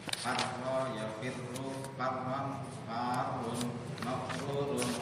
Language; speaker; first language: Arabic; non-native, learner; Indonesian